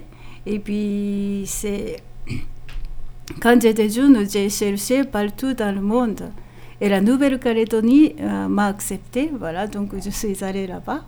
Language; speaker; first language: French; non-native, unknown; Japanese